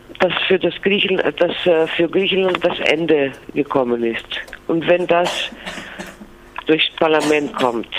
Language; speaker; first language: German; non-native, fluent; Greek